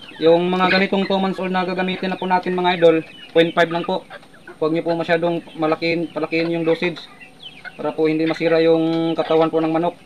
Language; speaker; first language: Filipino; non-native, local second language; Cebuano